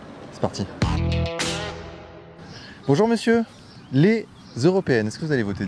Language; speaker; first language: French; native; French